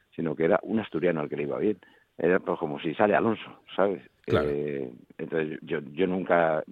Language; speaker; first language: Spanish; native; Spanish